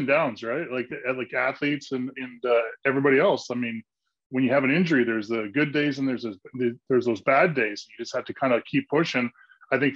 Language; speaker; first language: English; native; English